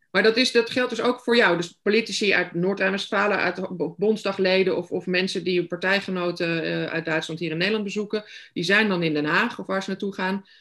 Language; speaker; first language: Dutch; native; Dutch